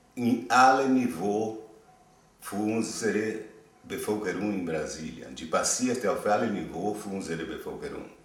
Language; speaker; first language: German; non-native, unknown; Portuguese